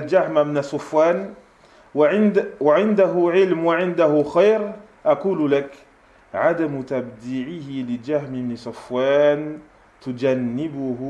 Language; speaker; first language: Arabic; non-native, fluent; French